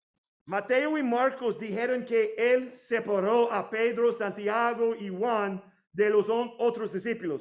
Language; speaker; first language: Spanish; non-native, fluent; English